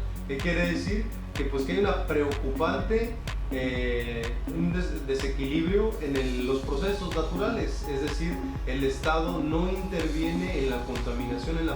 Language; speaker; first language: Spanish; native; Spanish